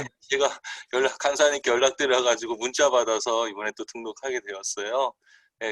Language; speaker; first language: Korean; native; Korean